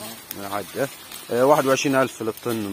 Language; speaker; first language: Arabic; native; Arabic